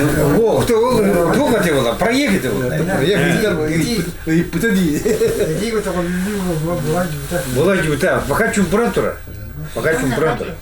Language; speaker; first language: Russian; non-native, local second language; Yakut